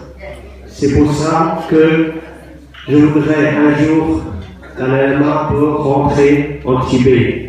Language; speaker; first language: French; non-native, learner; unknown